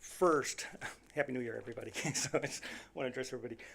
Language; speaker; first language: English; native; English